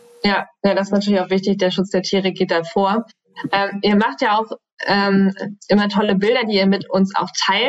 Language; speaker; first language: German; native; German